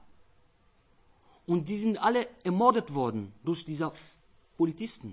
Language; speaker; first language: German; non-native, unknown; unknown